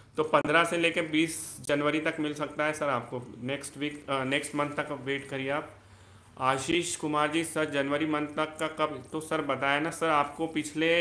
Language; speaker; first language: Hindi; native; Hindi